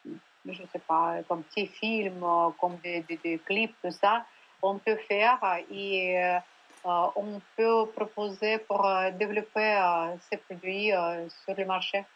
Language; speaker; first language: French; non-native, learner; Russian